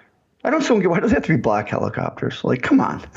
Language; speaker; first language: English; native; English